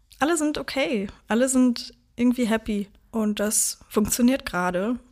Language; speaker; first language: German; native; German